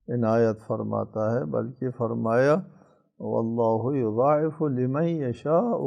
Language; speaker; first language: Urdu; native; Urdu